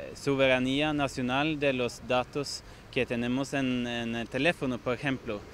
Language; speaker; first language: Spanish; non-native, fluent; Norwegian